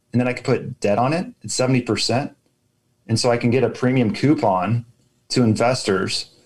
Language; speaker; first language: English; native; English